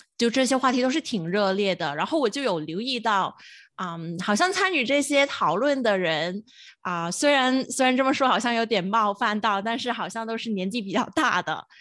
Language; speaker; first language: Chinese; non-native, local second language; Cantonese